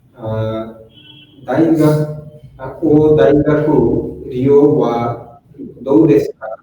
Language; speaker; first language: Japanese; non-native, learner; Bangla